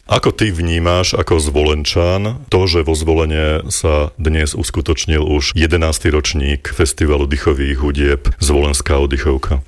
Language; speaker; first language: Slovak; native; Slovak